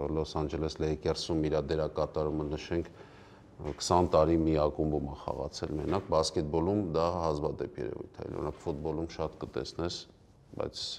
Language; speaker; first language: Armenian; native; Armenian